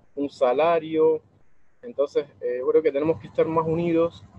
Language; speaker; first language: Spanish; native; Spanish